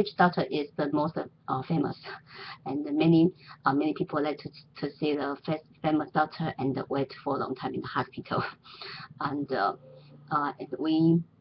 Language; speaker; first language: English; non-native, learner; Chinese